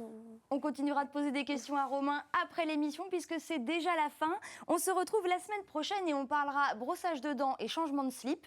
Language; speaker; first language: French; native; French